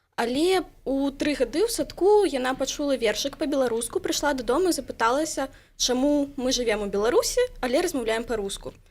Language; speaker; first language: Belarusian; native; Belarusian